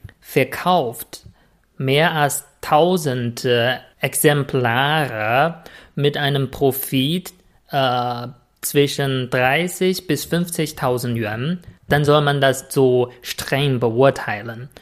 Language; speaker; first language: German; non-native, fluent; Chinese